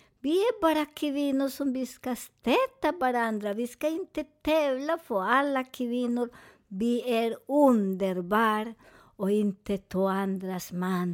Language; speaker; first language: Swedish; non-native, fluent; Spanish